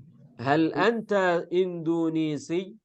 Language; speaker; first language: Arabic; non-native, fluent; Indonesian